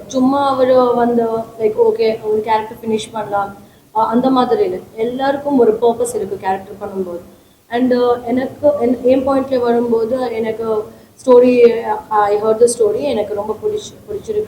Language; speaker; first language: Tamil; non-native, learner; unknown